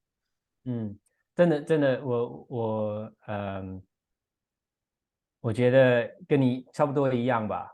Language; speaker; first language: Chinese; non-native, fluent; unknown